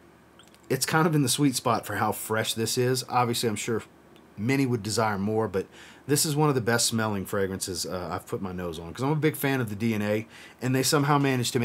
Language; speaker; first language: English; native; English